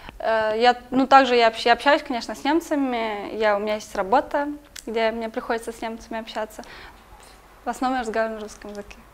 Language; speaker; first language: Russian; native; Russian